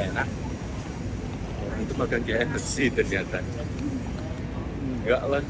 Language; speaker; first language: Indonesian; native; Indonesian